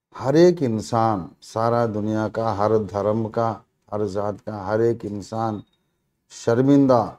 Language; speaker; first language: Hindi; non-native, local second language; Telugu